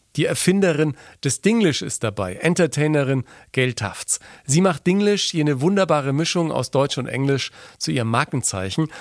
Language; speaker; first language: German; native; German